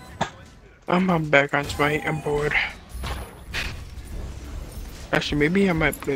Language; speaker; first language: English; native; English